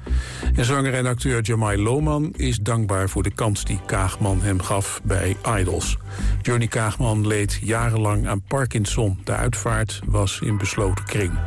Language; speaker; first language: Dutch; native; Dutch